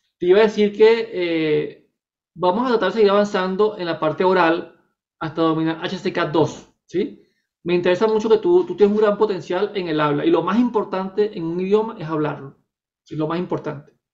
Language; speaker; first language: Spanish; native; Spanish